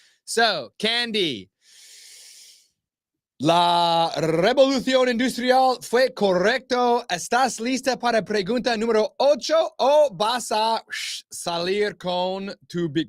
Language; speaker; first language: Spanish; non-native, learner; English